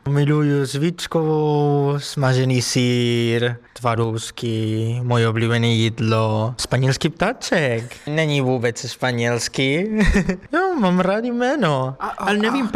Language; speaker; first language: Czech; non-native, learner; Spanish